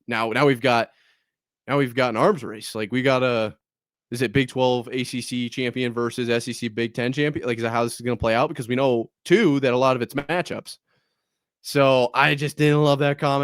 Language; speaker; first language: English; native; English